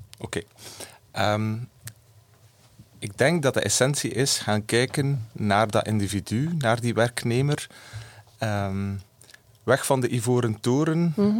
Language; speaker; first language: Dutch; native; Dutch